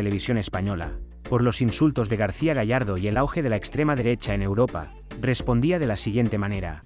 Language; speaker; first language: Spanish; native; Spanish